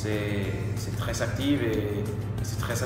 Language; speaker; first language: French; non-native, learner; Spanish